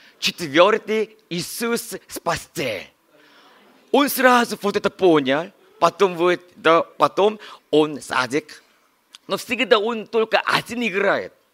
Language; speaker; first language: Russian; non-native, learner; Korean